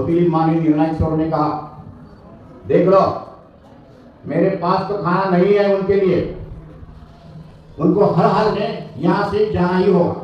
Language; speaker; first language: Hindi; non-native, local second language; Marathi